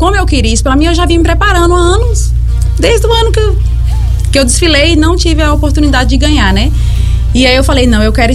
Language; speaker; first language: Portuguese; native; Portuguese